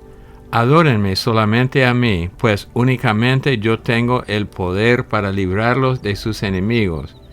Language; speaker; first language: Spanish; native; Spanish